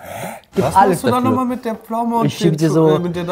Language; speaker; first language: German; native; German